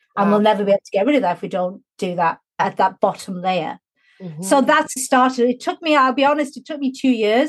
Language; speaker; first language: English; native; English